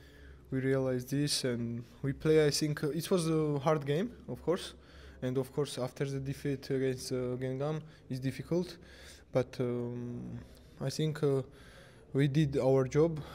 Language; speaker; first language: English; non-native, learner; Georgian